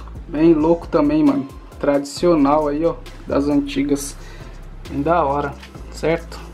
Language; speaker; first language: Portuguese; native; Portuguese